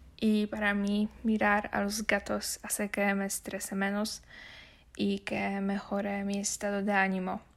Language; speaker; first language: Spanish; non-native, learner; Polish